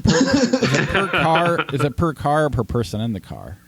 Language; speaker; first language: English; native; English